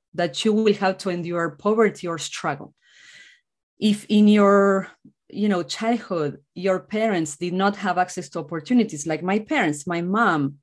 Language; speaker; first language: English; non-native, fluent; Spanish